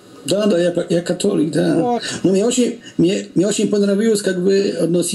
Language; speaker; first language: Russian; non-native, learner; Polish